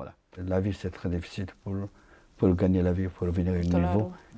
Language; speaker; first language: French; non-native, fluent; Turkish